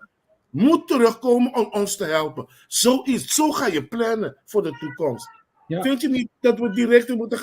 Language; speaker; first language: Dutch; non-native, local second language; Papiamento